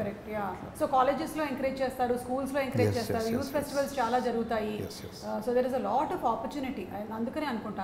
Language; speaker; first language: Telugu; native; Telugu